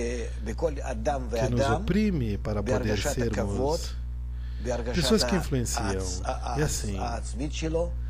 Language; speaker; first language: Hebrew; non-native, fluent; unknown